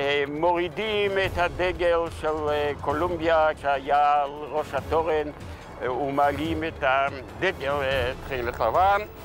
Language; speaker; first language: Hebrew; non-native, fluent; Yiddish